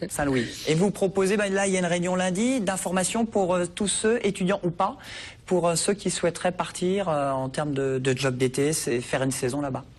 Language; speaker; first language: French; native; French